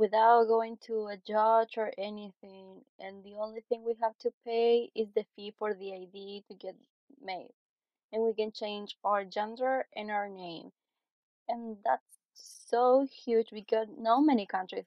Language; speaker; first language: English; non-native, fluent; Spanish